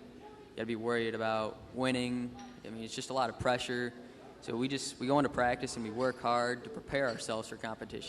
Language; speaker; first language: English; native; English